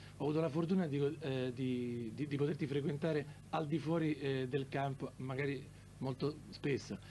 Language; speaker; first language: Italian; native; Italian